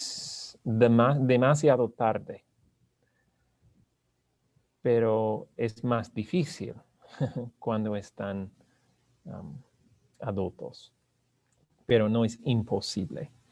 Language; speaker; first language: Spanish; non-native, learner; English